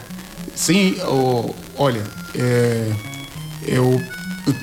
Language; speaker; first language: Portuguese; non-native, learner; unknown